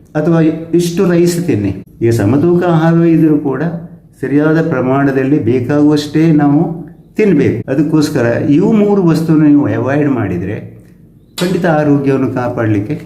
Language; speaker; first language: Kannada; native; Kannada